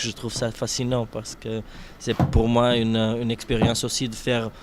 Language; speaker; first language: French; non-native, fluent; Portuguese